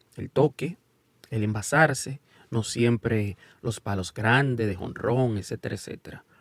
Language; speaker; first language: Spanish; early bilingual, heritage; Spanish